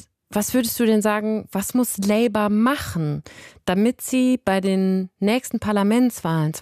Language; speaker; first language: German; native; German